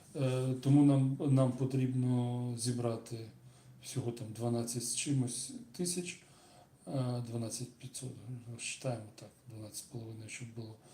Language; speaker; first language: Ukrainian; non-native, local second language; Russian